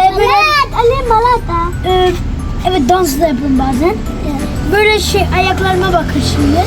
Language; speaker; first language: Turkish; early bilingual, heritage; Turkish